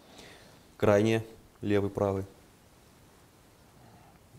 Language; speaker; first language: Russian; native; Russian